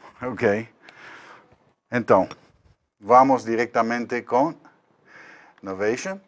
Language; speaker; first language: Portuguese; non-native, learner; Spanish